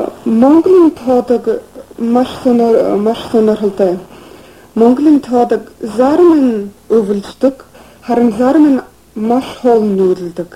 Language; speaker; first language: Mongolian; non-native, fluent; English